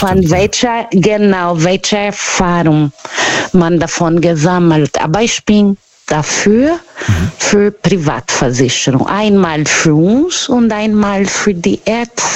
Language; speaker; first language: German; non-native, fluent; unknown